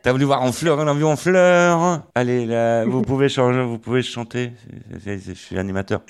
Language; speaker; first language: French; native; French